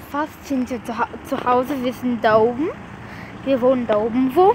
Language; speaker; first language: German; non-native, learner; Bulgarian